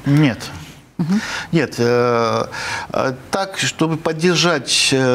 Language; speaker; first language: Russian; non-native, fluent; Armenian